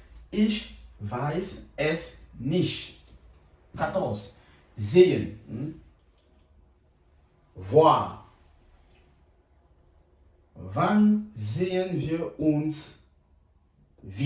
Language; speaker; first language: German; non-native, fluent; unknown